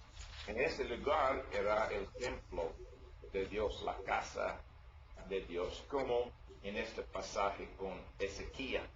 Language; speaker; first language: Spanish; non-native, learner; English